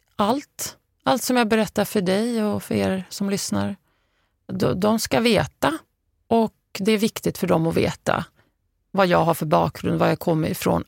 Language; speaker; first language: Swedish; early bilingual, other home language; Arabic